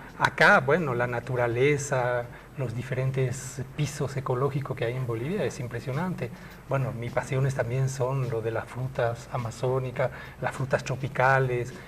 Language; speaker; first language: Spanish; early bilingual, other home language; French